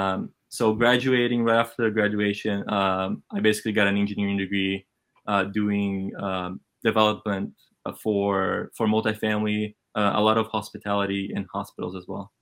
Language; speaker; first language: English; non-native, fluent; Portuguese